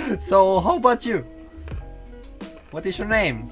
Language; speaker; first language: English; non-native, learner; Indonesian